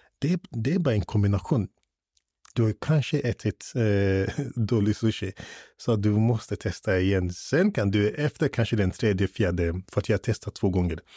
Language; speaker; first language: Swedish; non-native, fluent; English